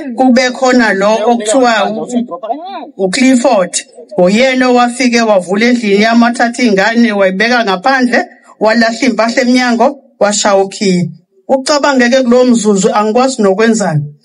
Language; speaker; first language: Zulu; native; Zulu